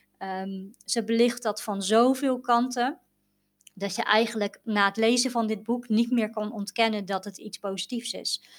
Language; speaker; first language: Dutch; native; Dutch